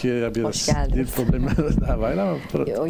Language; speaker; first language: Turkish; non-native, learner; Dutch